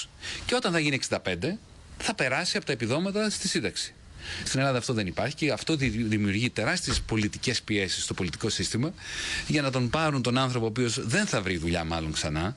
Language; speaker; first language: Greek; native; Greek